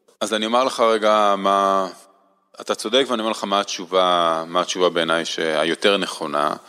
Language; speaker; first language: Hebrew; native; Hebrew